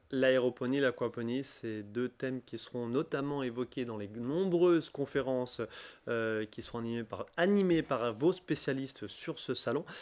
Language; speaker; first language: French; native; French